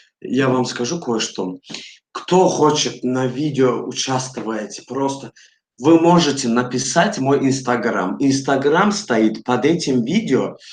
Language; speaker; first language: Russian; non-native, fluent; Azerbaijani